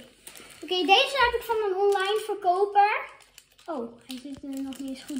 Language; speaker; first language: Dutch; native; Dutch